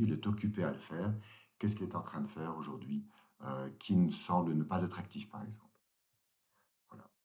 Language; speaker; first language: French; native; French